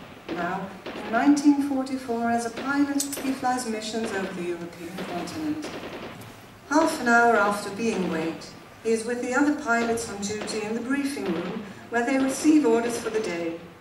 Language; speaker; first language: English; non-native, fluent; Dutch